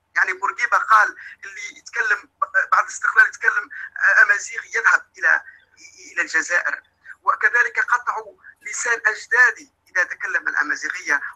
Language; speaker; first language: Arabic; native; Arabic